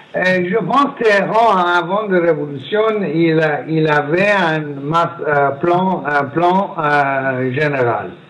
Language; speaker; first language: French; non-native, learner; Persian